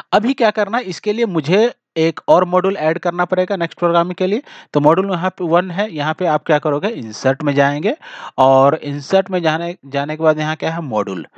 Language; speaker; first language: Hindi; native; Hindi